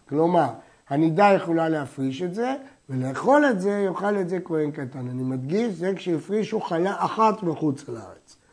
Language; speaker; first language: Hebrew; native; Hebrew